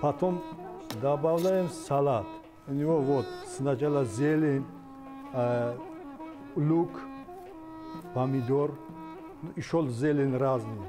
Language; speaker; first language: Russian; non-native, learner; Tajik